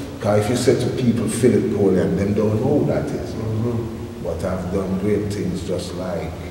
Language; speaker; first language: English; native; English